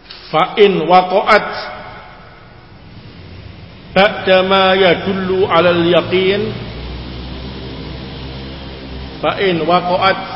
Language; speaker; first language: Arabic; non-native, learner; Indonesian